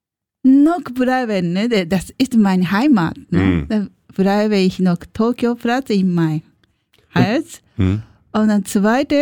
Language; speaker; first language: German; non-native, learner; Japanese